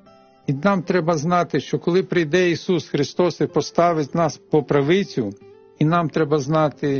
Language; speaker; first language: Ukrainian; native; Ukrainian